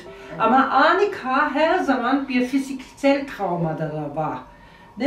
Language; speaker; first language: Turkish; non-native, learner; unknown